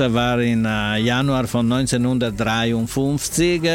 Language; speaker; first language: German; non-native, learner; Italian